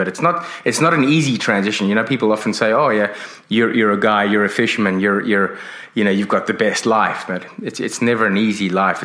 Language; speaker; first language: English; native; English